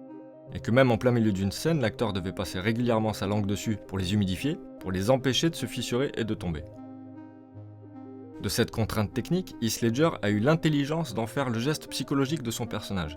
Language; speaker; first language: French; native; French